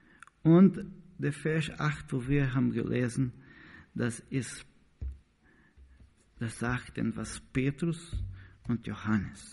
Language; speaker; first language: German; non-native, learner; Portuguese